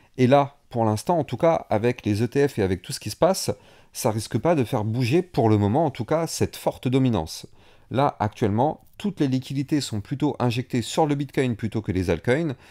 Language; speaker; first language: French; native; French